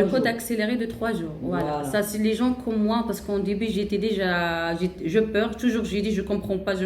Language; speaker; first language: French; non-native, learner; Arabic